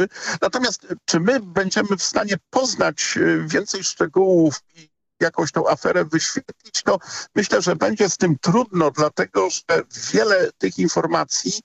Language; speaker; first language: Polish; native; Polish